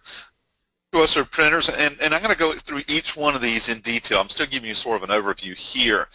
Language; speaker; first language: English; native; English